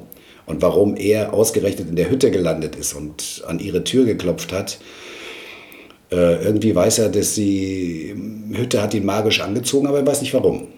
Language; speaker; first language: German; native; German